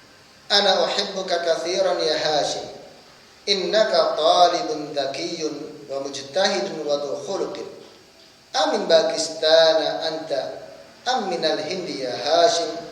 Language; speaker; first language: Arabic; non-native, fluent; Indonesian